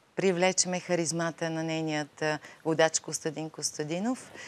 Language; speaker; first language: Bulgarian; native; Bulgarian